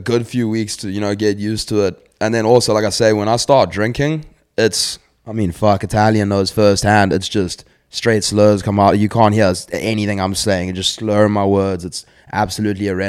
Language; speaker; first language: English; native; English